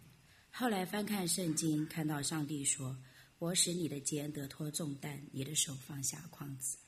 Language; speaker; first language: Chinese; native; Chinese